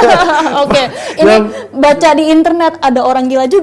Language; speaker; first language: Indonesian; native; Indonesian